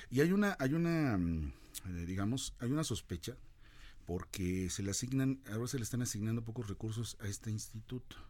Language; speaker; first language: Spanish; native; Spanish